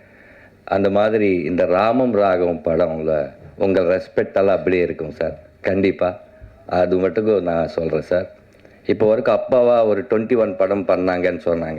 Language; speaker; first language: Tamil; non-native, learner; Telugu